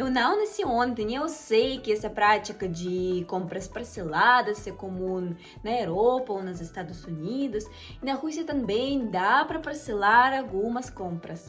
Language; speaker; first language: Portuguese; non-native, fluent; Russian